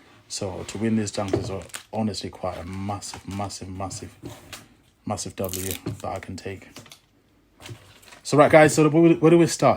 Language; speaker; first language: English; native; English